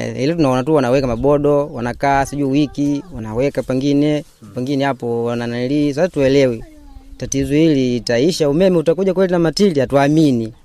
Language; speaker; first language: Swahili; non-native, local second language; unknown